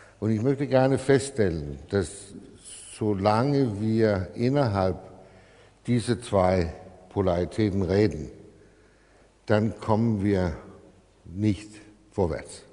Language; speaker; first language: German; non-native, fluent; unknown